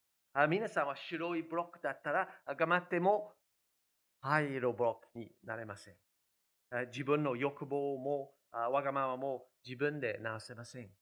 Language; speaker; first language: Japanese; non-native, fluent; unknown